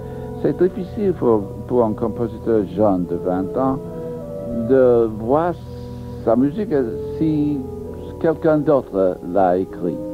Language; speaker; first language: French; non-native, fluent; English